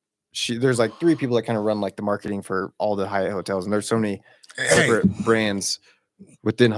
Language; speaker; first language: English; native; English